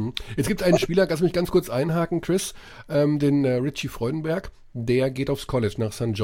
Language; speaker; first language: German; native; German